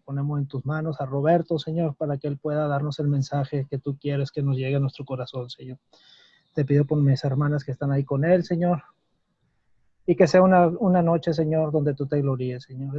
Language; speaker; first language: Spanish; native; Spanish